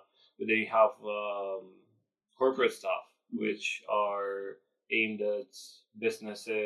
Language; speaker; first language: English; non-native, fluent; Romanian